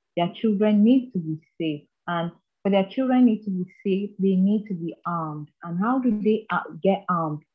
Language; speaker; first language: English; non-native, local second language; Igbo